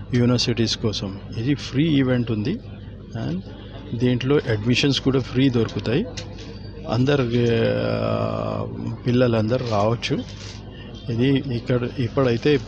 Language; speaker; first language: Telugu; non-native, local second language; Urdu